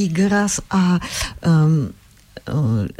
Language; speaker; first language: French; non-native, learner; Russian